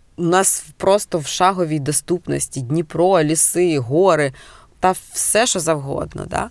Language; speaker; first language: Ukrainian; native; Ukrainian